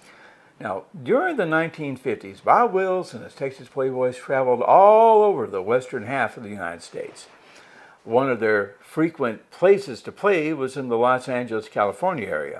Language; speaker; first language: English; native; English